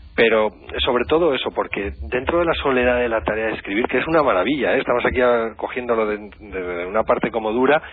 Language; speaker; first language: Spanish; native; Spanish